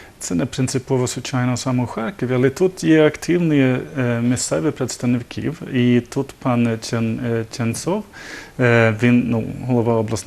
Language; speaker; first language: Ukrainian; non-native, learner; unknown